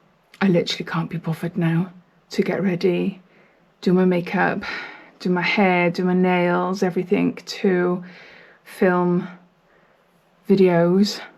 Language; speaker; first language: English; native; English